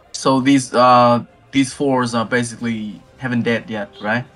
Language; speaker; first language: English; non-native, learner; Vietnamese